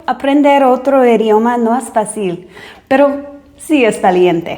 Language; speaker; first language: Spanish; non-native, learner; English